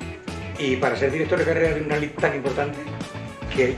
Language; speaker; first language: Spanish; native; Spanish